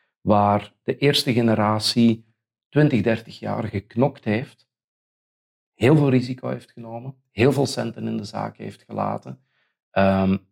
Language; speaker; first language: Dutch; native; Dutch